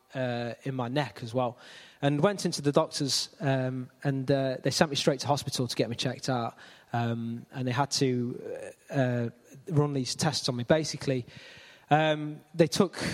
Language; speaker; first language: English; native; English